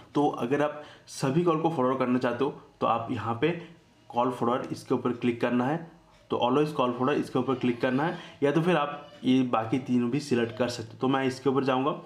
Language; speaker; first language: Hindi; native; Hindi